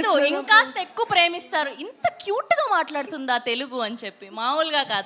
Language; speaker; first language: Telugu; native; Telugu